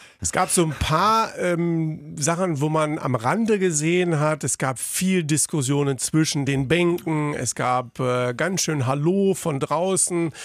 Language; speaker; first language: German; native; German